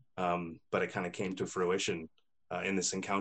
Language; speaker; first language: English; native; English